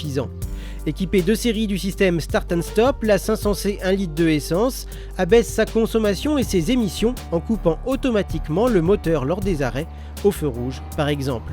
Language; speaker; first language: French; native; French